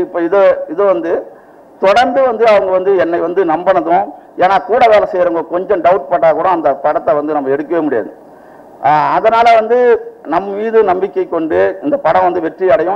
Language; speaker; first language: Tamil; native; Tamil